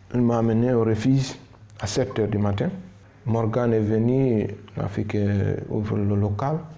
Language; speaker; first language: French; non-native, local second language; Fula